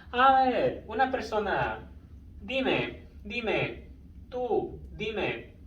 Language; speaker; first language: Spanish; non-native, fluent; English